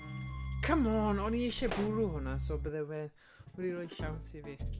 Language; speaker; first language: Welsh; native; Welsh